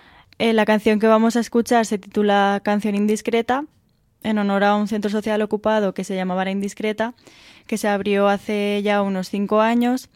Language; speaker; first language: Spanish; native; Spanish